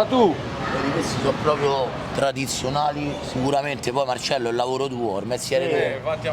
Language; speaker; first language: Italian; native; Italian